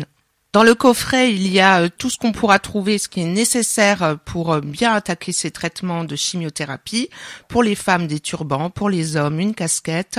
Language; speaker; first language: French; native; French